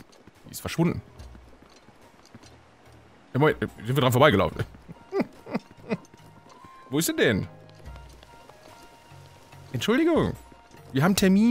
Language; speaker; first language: German; native; German